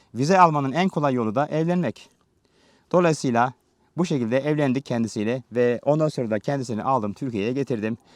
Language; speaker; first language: Turkish; native; Turkish